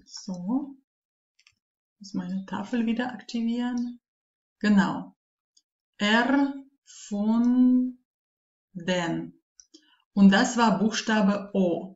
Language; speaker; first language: German; non-native, fluent; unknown